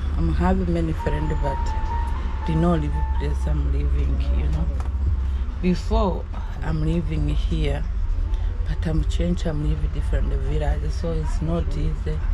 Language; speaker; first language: English; non-native, learner; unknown